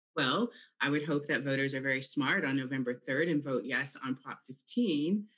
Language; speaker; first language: English; native; English